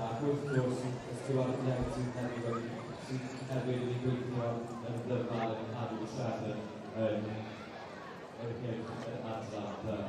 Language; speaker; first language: Welsh; native; Welsh